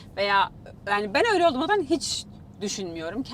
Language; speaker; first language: Turkish; native; Turkish